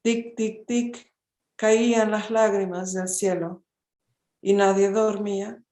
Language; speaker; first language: Spanish; early bilingual, heritage; Spanish